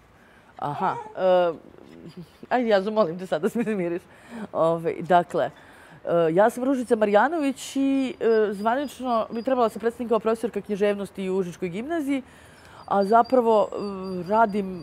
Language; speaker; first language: Serbian; native; Serbian